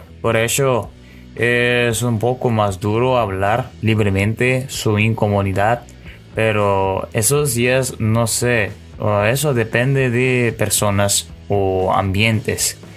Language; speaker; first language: Spanish; non-native, learner; Korean